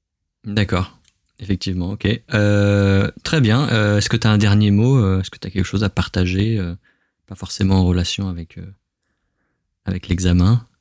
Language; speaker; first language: French; native; French